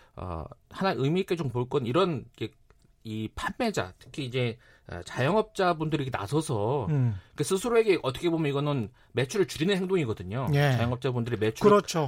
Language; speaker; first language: Korean; native; Korean